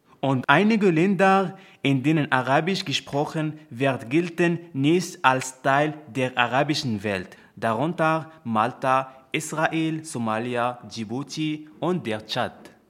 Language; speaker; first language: German; non-native, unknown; Arabic